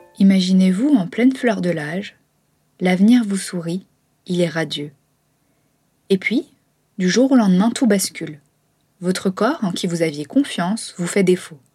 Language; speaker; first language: French; native; French